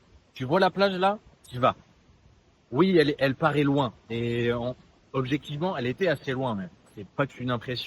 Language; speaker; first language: French; native; French